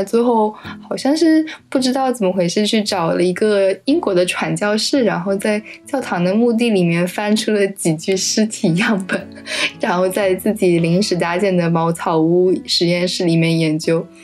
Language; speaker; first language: Chinese; native; Chinese